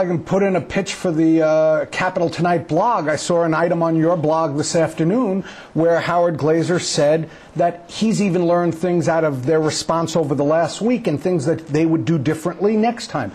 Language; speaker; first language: English; native; English